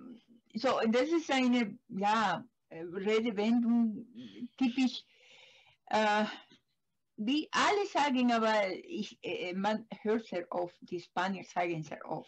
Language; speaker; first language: German; non-native, learner; Spanish